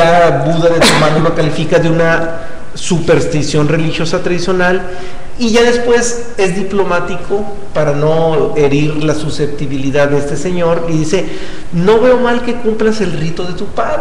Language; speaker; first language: Spanish; native; Spanish